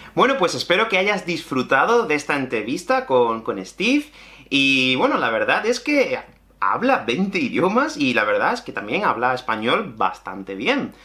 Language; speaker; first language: Spanish; native; Spanish